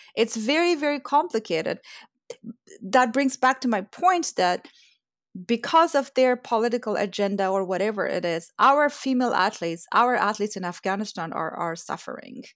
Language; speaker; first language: English; non-native, fluent; Persian